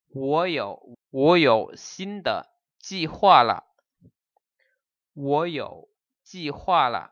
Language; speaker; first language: Chinese; non-native, fluent; Lao